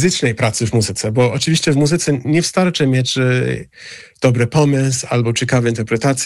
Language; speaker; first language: Polish; non-native, fluent; English